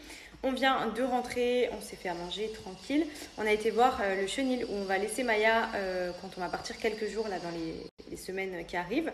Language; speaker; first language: French; native; French